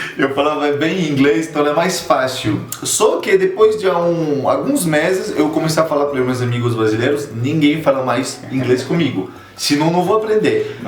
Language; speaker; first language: Portuguese; non-native, fluent; French